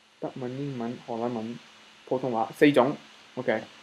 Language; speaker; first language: Cantonese; native; Cantonese